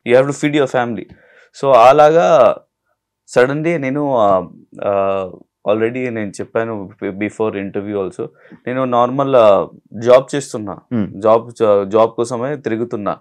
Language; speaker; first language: Telugu; non-native, learner; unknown